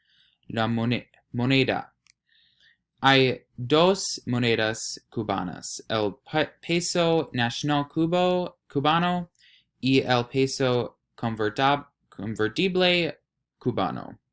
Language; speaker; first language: Spanish; non-native, learner; English